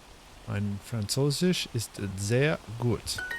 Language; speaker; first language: German; non-native, learner; English